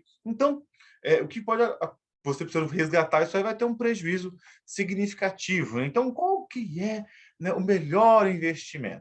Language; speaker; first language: Portuguese; native; Portuguese